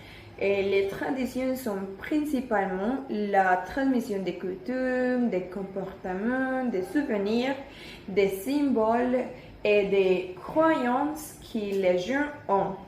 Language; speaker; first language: French; non-native, learner; Spanish